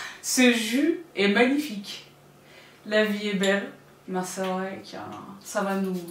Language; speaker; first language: French; native; French